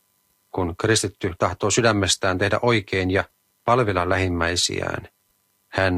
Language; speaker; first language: Finnish; native; Finnish